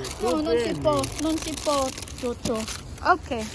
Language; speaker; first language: Italian; non-native, learner; Filipino